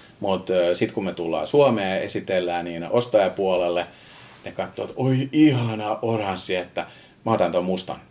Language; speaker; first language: Finnish; non-native, fluent; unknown